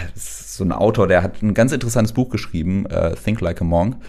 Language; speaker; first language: German; native; German